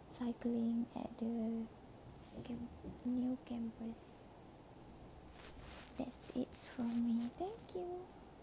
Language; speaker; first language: English; non-native, learner; Malay